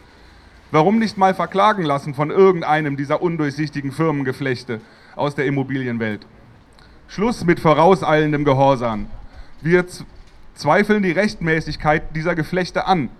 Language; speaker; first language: German; native; German